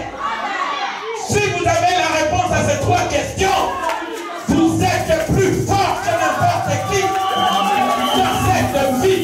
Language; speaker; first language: French; non-native, local second language; Lingala